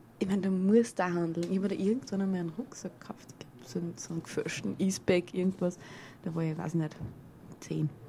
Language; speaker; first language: German; native; German